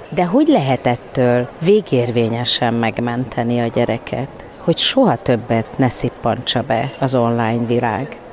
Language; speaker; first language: Hungarian; native; Hungarian